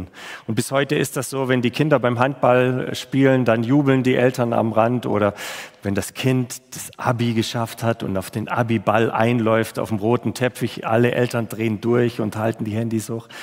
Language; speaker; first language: German; native; German